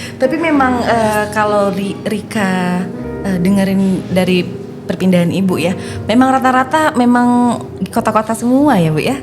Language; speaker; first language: Indonesian; native; Indonesian